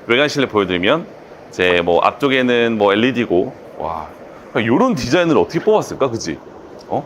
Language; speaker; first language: Korean; native; Korean